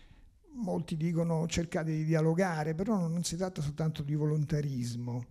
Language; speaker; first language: Italian; native; Italian